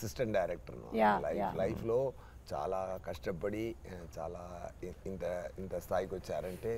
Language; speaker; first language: Telugu; non-native, fluent; Tamil